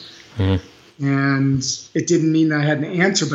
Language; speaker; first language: English; native; English